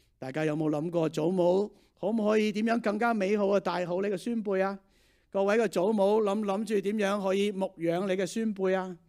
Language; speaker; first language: Cantonese; native; Cantonese